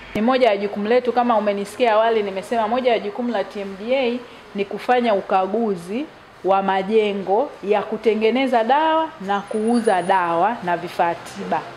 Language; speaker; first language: Swahili; native; Swahili